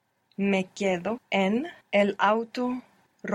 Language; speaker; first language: Spanish; non-native, learner; English